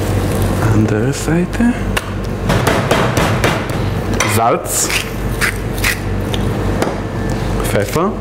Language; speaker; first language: German; non-native, learner; Greek